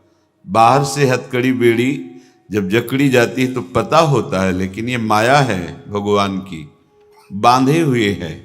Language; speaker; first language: Hindi; native; Hindi